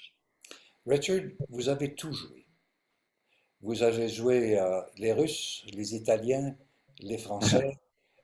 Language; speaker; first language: French; native; French